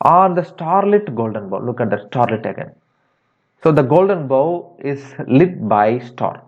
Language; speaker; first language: English; non-native, local second language; Tamil